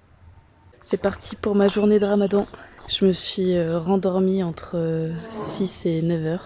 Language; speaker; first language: French; native; French